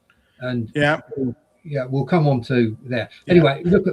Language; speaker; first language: English; native; English